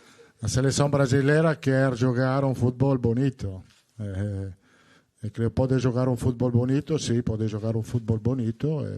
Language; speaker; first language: Portuguese; non-native, learner; Italian